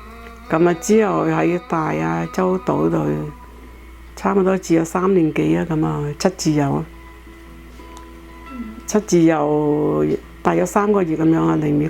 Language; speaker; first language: Cantonese; early bilingual, heritage; Cantonese